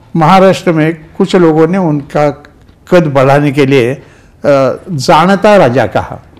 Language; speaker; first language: Hindi; non-native, local second language; Marathi